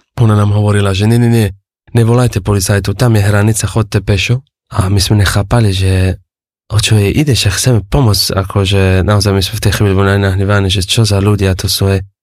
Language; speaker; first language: Slovak; non-native, fluent; Persian